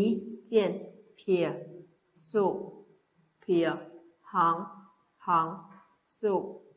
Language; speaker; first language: Chinese; non-native, fluent; Khmer